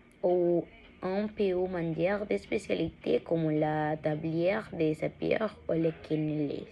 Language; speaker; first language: French; non-native, learner; Spanish